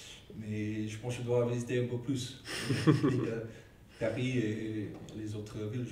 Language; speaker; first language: French; non-native, learner; English